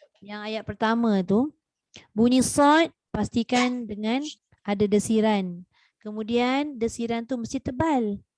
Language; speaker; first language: Malay; native; Malay